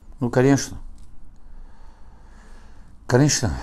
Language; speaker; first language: Russian; non-native, learner; Azerbaijani